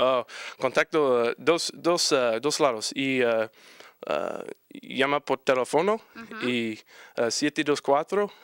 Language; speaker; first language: Spanish; non-native, learner; English